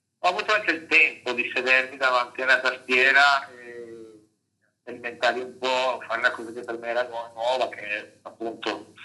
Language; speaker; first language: Italian; non-native, fluent; Spanish